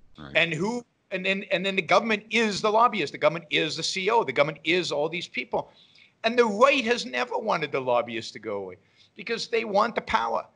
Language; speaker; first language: English; non-native, fluent; Hebrew